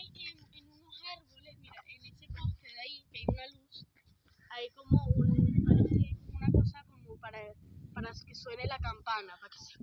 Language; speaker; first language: Spanish; early bilingual, heritage; Spanish